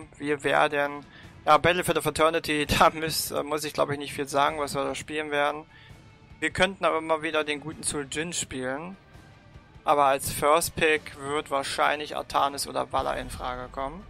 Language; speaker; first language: German; native; German